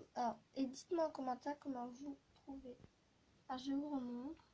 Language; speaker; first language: French; native; French